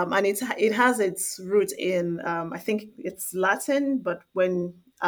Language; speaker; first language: English; non-native, local second language; Igbo